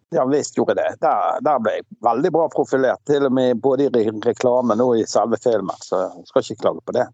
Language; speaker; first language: Norwegian; native; Norwegian